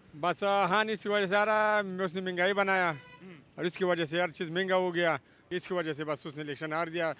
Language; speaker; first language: Urdu; non-native, local second language; Pashto